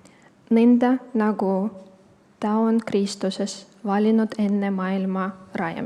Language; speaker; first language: Estonian; non-native, local second language; Russian